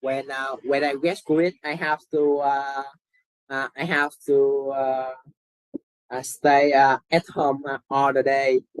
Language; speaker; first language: English; non-native, learner; Vietnamese